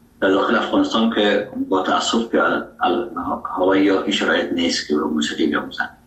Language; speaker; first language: Persian; native; Persian